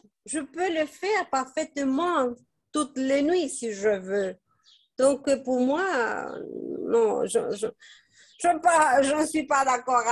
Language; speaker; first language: French; non-native, fluent; Spanish